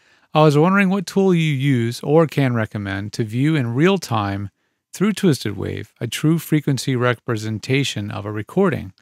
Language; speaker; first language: English; native; English